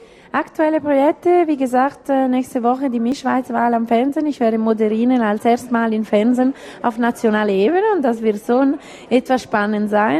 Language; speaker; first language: German; non-native, local second language; Italian